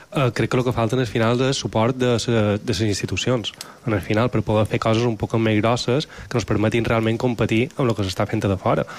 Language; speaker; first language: Catalan; native; Catalan